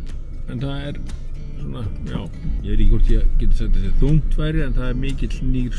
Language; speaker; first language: Icelandic; native; Icelandic